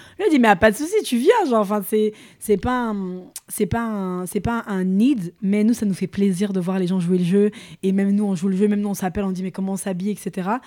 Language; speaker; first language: French; early bilingual, other home language; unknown